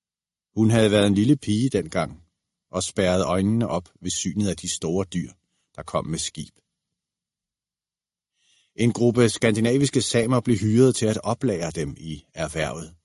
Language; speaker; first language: Danish; native; Danish